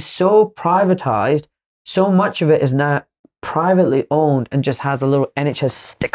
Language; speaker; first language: English; native; English